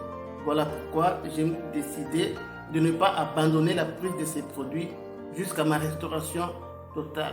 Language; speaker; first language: French; non-native, local second language; Lingala